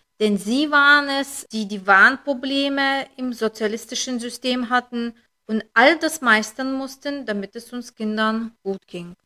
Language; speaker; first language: German; non-native, fluent; Lithuanian